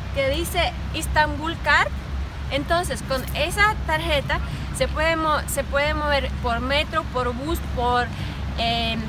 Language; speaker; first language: Spanish; non-native, fluent; Ukrainian